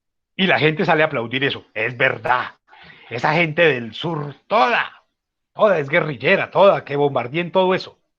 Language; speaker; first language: Spanish; native; Spanish